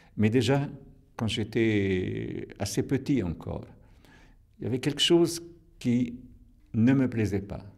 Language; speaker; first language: French; non-native, local second language; Italian